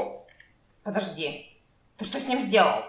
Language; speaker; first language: Russian; native; Russian